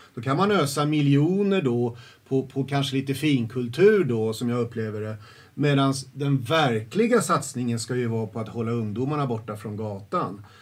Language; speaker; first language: Swedish; native; Swedish